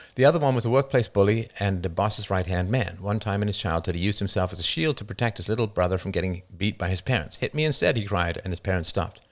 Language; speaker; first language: English; native; English